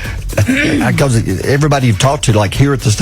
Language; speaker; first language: English; native; English